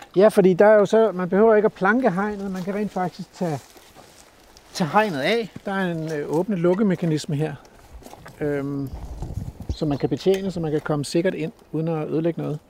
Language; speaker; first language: Danish; native; Danish